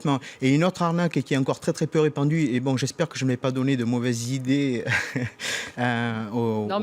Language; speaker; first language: French; native; French